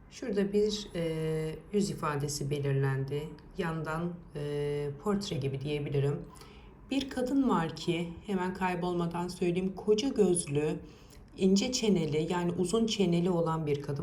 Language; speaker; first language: Turkish; native; Turkish